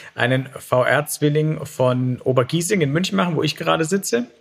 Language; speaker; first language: German; native; German